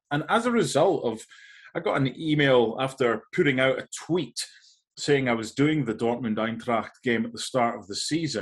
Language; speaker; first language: English; native; English